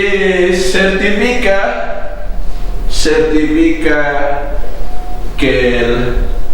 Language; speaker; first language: Spanish; non-native, fluent; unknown